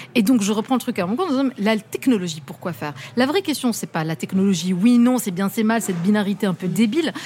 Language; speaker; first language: French; non-native, local second language; Arabic